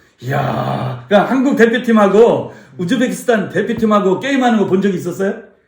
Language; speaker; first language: Korean; native; Korean